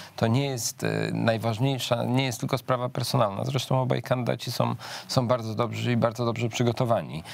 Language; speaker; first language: Polish; native; Polish